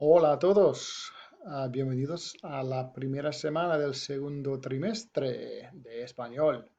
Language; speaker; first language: Spanish; non-native, fluent; English